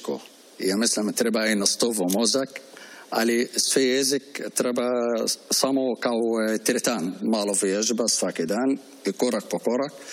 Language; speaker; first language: Croatian; non-native, learner; Arabic